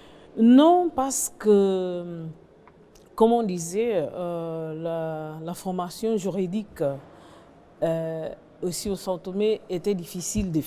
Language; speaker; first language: French; non-native, learner; Portuguese